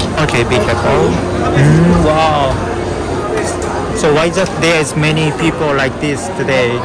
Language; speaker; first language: English; non-native, learner; Japanese